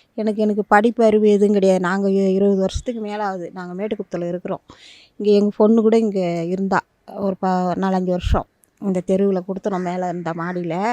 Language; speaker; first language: Tamil; native; Tamil